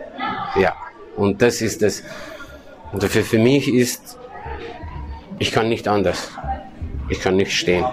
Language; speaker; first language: German; non-native, learner; Kurdish